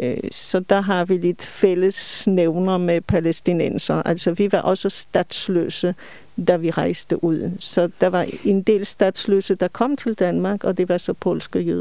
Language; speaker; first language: Danish; non-native, fluent; Polish